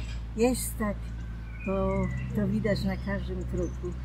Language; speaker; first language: Polish; non-native, local second language; German